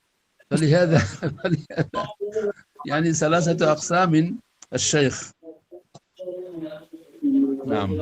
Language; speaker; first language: Arabic; non-native, learner; Bangla